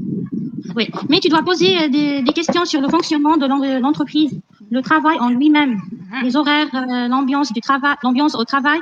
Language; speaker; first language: French; non-native, learner; Arabic